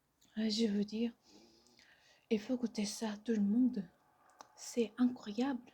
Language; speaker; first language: French; non-native, fluent; Korean